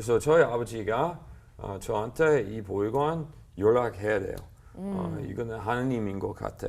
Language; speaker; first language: Korean; non-native, learner; English